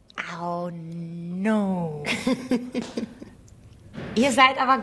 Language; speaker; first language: German; non-native, fluent; Georgian